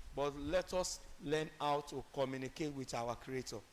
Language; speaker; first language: English; non-native, local second language; Yoruba